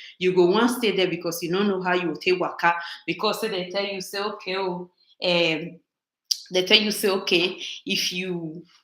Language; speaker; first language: Nigerian Pidgin; non-native, local second language; Bini